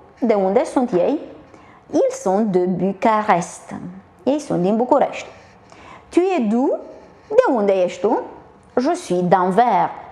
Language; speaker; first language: Romanian; native; Romanian